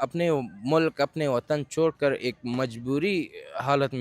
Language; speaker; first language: Hindi; non-native, fluent; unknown